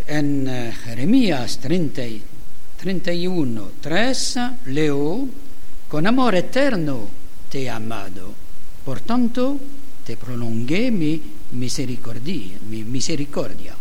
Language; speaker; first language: Spanish; non-native, learner; German